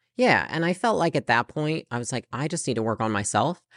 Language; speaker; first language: English; native; English